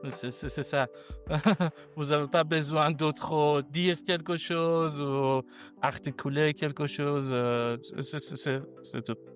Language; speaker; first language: French; non-native, learner; Persian